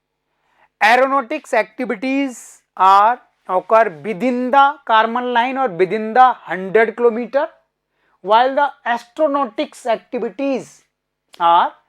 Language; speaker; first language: English; non-native, local second language; Hindi